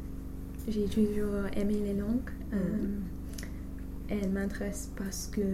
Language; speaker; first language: French; non-native, learner; English